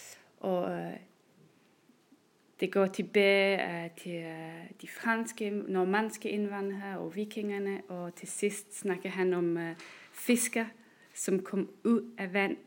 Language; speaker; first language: Danish; non-native, fluent; German